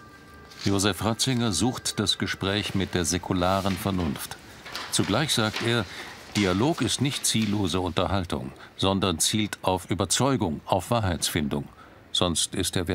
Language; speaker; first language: German; native; German